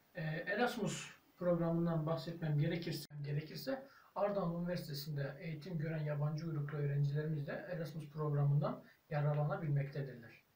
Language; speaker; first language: Turkish; early bilingual, heritage; Turkish